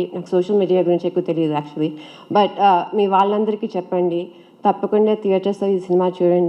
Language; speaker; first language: Telugu; early bilingual, heritage; Telugu